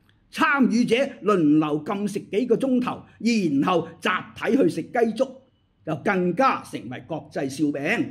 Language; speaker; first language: Chinese; native; Chinese